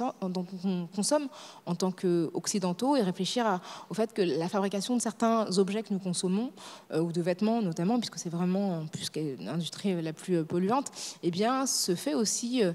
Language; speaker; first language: French; native; French